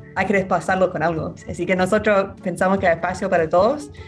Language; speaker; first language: Spanish; non-native, fluent; English